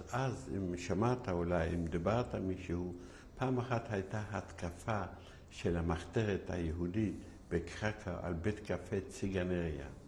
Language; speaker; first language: Hebrew; non-native, fluent; Yiddish